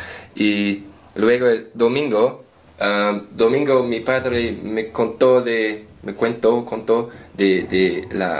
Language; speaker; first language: Spanish; non-native, learner; English